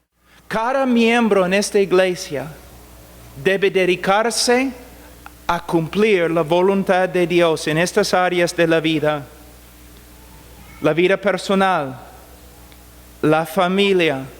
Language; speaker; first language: Spanish; non-native, fluent; English